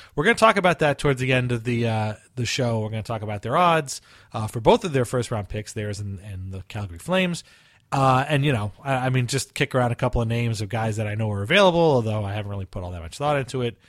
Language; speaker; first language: English; early bilingual, other home language; Italian